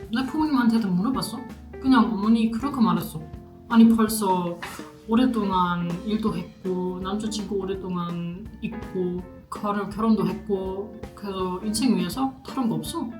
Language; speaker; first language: Korean; non-native, fluent; German